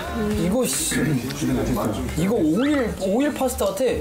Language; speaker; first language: Korean; native; Korean